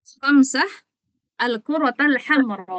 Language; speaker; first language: Arabic; non-native, fluent; Indonesian